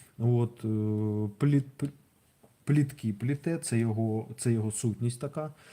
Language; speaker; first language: Ukrainian; non-native, local second language; Russian